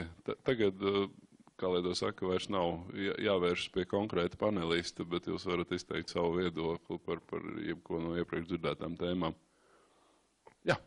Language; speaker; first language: Latvian; native; Latvian